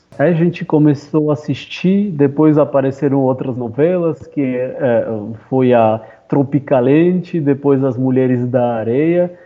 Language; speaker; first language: Portuguese; non-native, fluent; Armenian